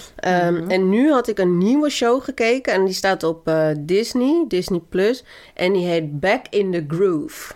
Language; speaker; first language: Dutch; early bilingual, other home language; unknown